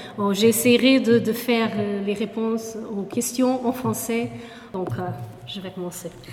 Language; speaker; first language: French; non-native, fluent; Portuguese